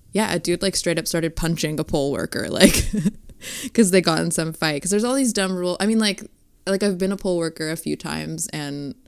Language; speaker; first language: English; native; English